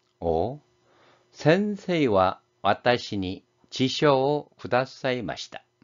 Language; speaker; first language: Japanese; non-native, fluent; Korean